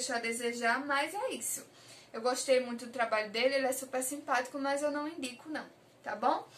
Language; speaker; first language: Portuguese; native; Portuguese